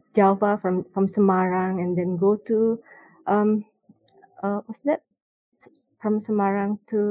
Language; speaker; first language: English; non-native, learner; Indonesian